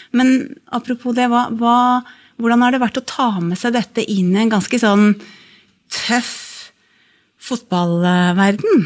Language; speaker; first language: Norwegian; native; Norwegian